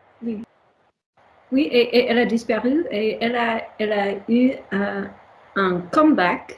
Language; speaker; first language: French; non-native, learner; English